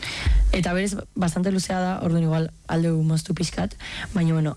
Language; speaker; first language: Basque; native; Basque